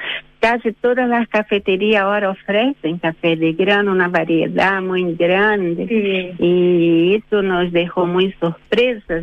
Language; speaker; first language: Spanish; non-native, fluent; Portuguese